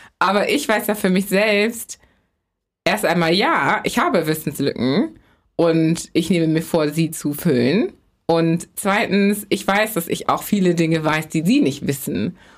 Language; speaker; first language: German; native; German